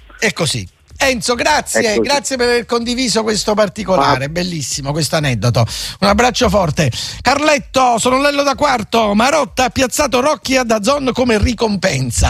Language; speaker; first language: Italian; native; Italian